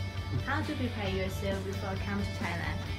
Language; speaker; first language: English; non-native, learner; Thai